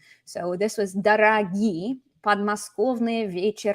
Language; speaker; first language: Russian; non-native, fluent; English